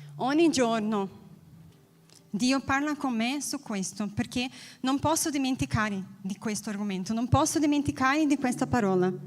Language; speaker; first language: Italian; non-native, learner; Portuguese